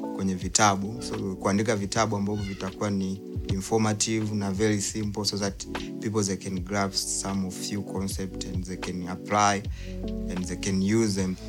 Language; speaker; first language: English; non-native, local second language; Swahili